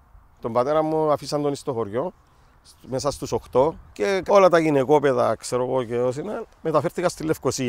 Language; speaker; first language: Greek; native; Greek